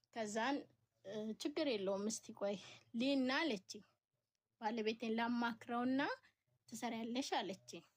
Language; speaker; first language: Amharic; native; Amharic